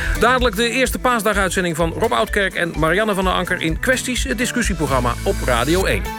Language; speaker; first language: Dutch; native; Dutch